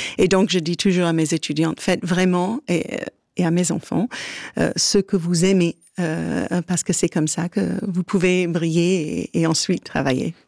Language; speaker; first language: French; non-native, fluent; English